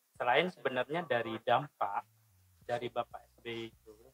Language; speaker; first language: Indonesian; non-native, local second language; Madurese